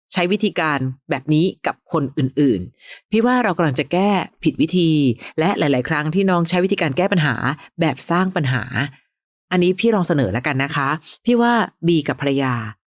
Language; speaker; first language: Thai; native; Thai